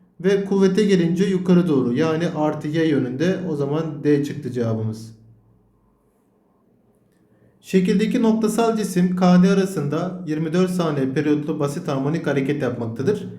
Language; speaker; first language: Turkish; native; Turkish